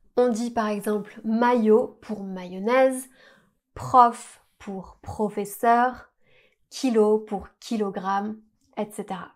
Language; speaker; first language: French; native; French